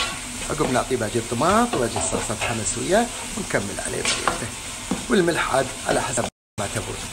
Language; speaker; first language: Arabic; native; Arabic